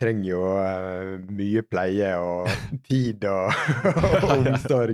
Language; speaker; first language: Norwegian; native; Norwegian